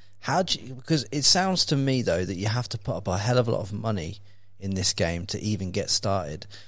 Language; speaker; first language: English; native; English